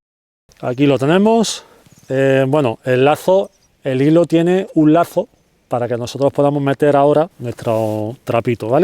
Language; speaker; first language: Spanish; native; Spanish